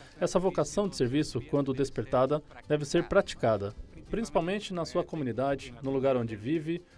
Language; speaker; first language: Portuguese; non-native, fluent; Spanish